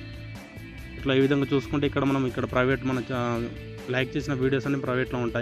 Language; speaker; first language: Telugu; native; Telugu